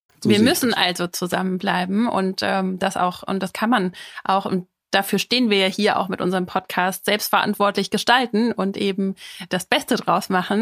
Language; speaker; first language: German; native; German